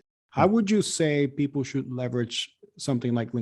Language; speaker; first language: English; native; English